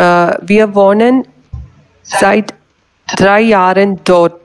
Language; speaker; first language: German; non-native, learner; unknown